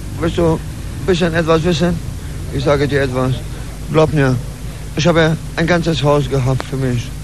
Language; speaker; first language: German; non-native, learner; Polish